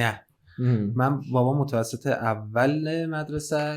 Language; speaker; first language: Persian; native; Persian